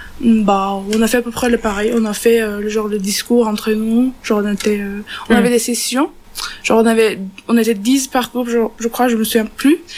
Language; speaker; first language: French; non-native, learner; Turkish